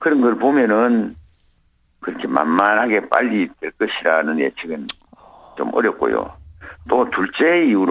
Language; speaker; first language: Korean; native; Korean